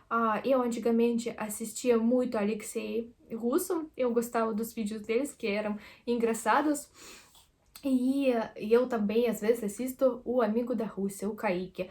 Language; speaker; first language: Portuguese; non-native, fluent; Russian